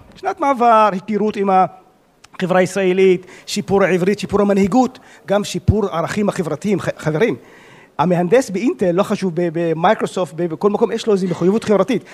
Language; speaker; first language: Hebrew; non-native, local second language; Arabic